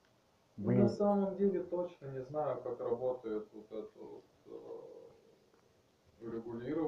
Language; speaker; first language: Russian; native; Russian